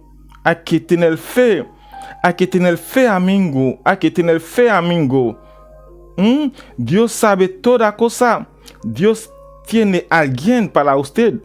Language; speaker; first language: Spanish; non-native, learner; Haitian Creole